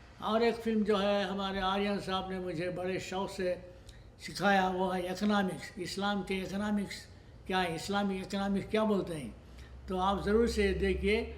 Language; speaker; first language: Urdu; native; Urdu